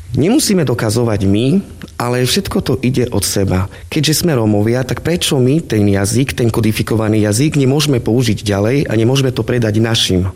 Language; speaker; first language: Slovak; non-native, local second language; Romany